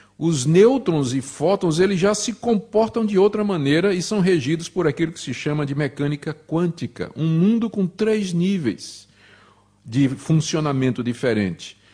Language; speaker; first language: Portuguese; native; Portuguese